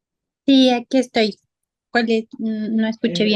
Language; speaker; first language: Spanish; native; Spanish